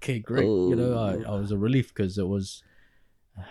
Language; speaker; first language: English; early bilingual, other home language; Pampanga